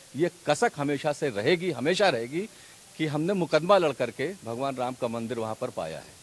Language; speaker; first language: Hindi; native; Hindi